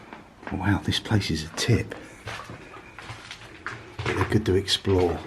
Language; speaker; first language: English; native; English